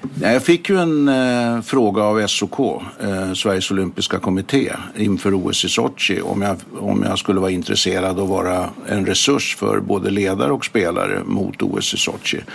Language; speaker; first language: Swedish; native; Swedish